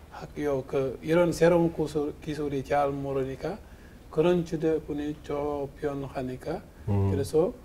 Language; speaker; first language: Korean; non-native, learner; French